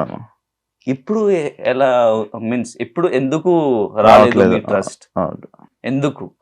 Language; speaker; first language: Telugu; non-native, learner; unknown